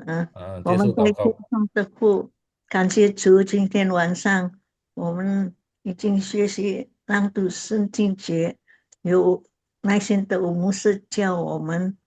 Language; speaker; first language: Chinese; non-native, learner; Indonesian